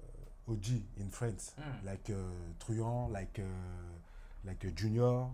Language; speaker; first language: English; non-native, learner; French